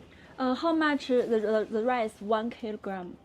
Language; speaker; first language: English; non-native, learner; Chinese